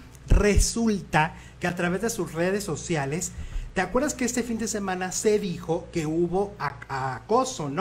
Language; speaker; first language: Spanish; native; Spanish